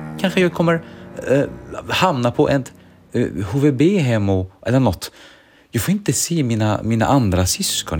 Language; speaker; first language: Swedish; early bilingual, other home language; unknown